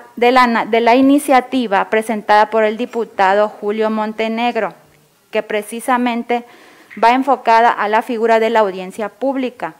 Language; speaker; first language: Spanish; native; Spanish